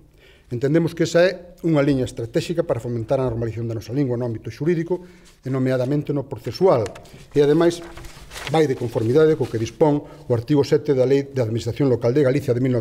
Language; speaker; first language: Galician; native; Galician